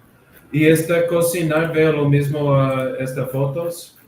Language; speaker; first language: Spanish; non-native, learner; English